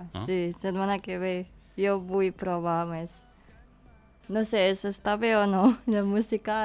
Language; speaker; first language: Catalan; non-native, learner; Indonesian